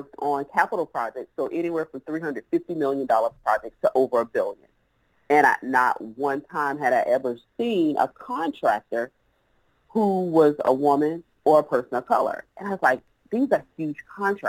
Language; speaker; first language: English; native; English